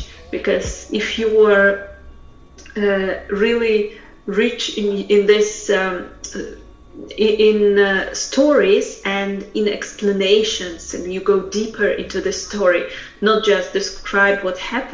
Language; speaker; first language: English; non-native, fluent; Russian